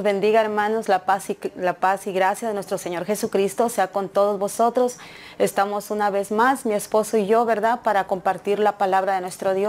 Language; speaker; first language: Spanish; native; Spanish